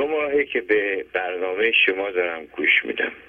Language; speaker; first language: Persian; native; Persian